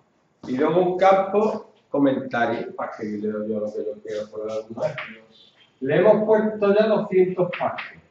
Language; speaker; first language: Spanish; native; Spanish